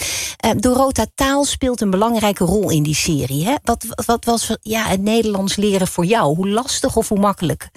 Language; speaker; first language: Dutch; native; Dutch